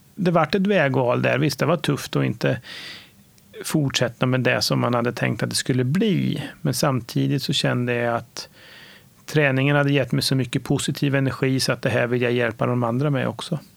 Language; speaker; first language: Swedish; native; Swedish